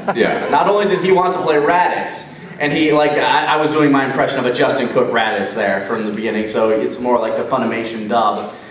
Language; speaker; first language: English; native; English